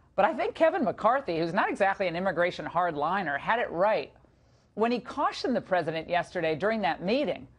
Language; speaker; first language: English; native; English